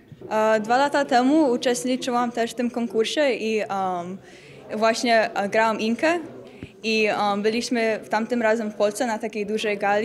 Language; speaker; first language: Polish; early bilingual, other home language; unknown